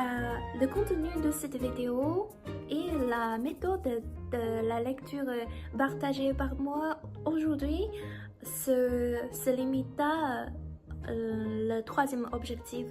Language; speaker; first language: French; non-native, learner; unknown